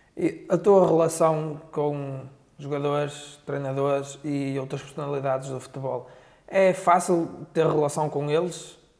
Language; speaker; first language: Portuguese; native; Portuguese